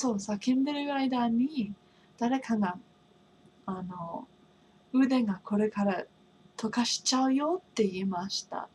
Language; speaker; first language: Japanese; non-native, fluent; English